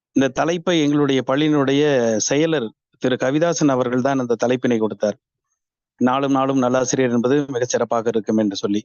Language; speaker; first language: Tamil; native; Tamil